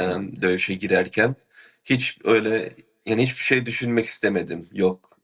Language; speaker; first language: Turkish; early bilingual, other home language; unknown